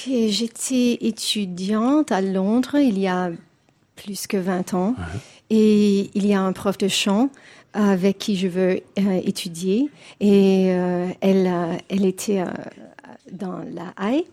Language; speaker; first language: French; non-native, fluent; English